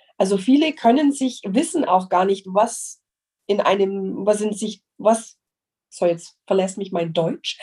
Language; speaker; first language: German; non-native, fluent; English